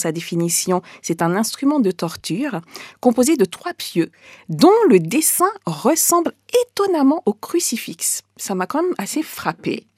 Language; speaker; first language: French; native; French